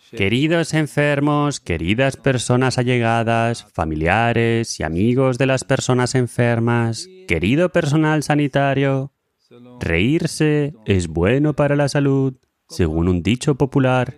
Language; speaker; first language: Spanish; native; Spanish